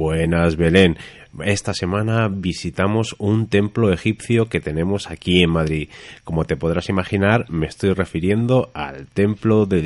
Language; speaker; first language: Spanish; native; Spanish